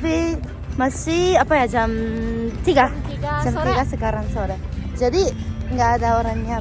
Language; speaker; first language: Indonesian; non-native, learner; Japanese